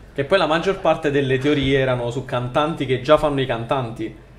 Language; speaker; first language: Italian; native; Italian